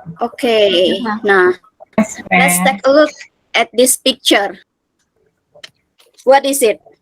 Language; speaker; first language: English; non-native, fluent; Indonesian